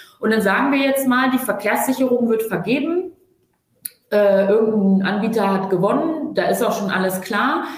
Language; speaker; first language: German; early bilingual, other home language; Turkish